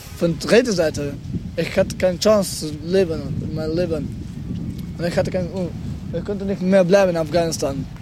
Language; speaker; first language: German; non-native, learner; Pashto